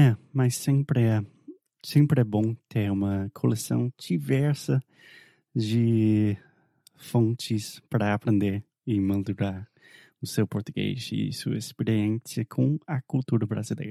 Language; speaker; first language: Portuguese; non-native, fluent; English